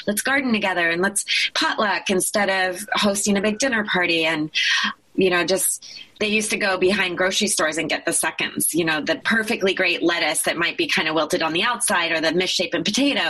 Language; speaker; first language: English; native; English